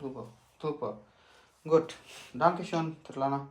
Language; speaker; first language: German; non-native, learner; Urdu